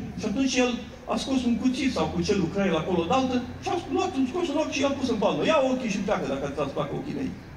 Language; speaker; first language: Romanian; native; Romanian